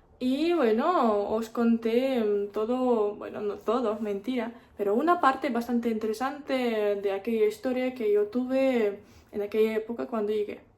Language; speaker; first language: Spanish; non-native, fluent; Russian